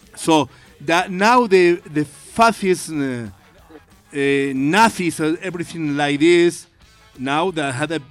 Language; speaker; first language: English; non-native, learner; Spanish